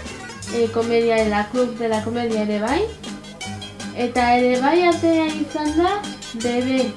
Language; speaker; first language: Basque; non-native, local second language; Spanish